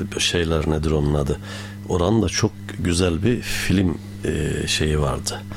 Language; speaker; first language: Turkish; native; Turkish